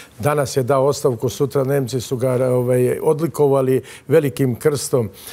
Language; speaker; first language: Bosnian; non-native, local second language; Albanian